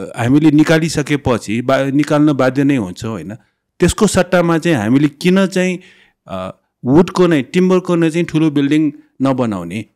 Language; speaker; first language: Nepali; non-native, local second language; Newari